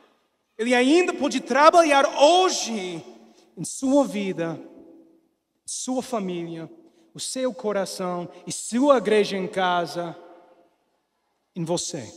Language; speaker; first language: Portuguese; non-native, learner; English